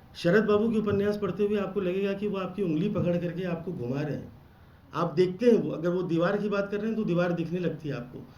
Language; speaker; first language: Hindi; non-native, local second language; Bangla